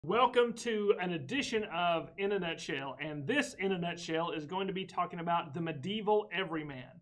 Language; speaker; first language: English; native; English